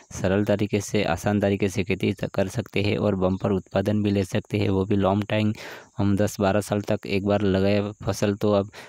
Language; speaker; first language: Hindi; non-native, local second language; Gujarati